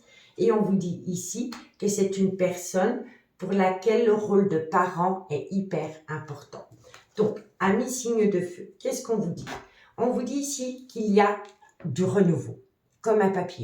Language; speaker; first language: French; native; French